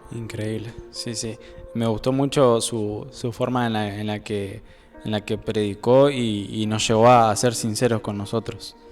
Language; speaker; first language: Spanish; native; Spanish